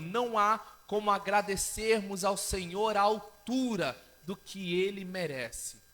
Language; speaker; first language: Portuguese; native; Portuguese